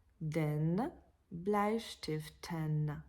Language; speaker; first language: German; non-native, fluent; Ukrainian